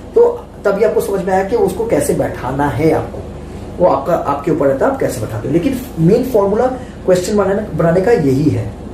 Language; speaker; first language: Hindi; non-native, local second language; Bangla